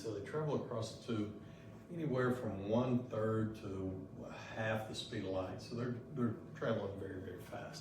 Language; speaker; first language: English; native; English